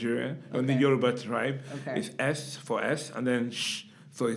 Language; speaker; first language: English; non-native, local second language; Yoruba